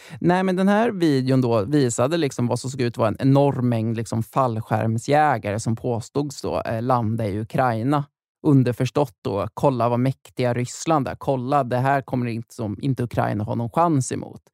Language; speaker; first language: Swedish; native; Swedish